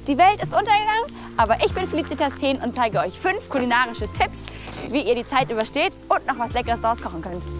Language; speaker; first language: German; native; German